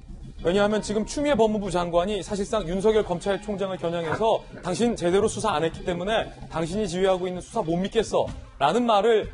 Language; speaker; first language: Korean; native; Korean